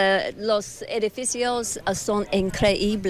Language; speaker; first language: Spanish; non-native, learner; English